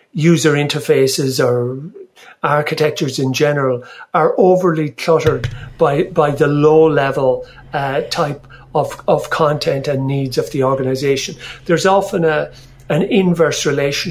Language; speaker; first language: English; native; English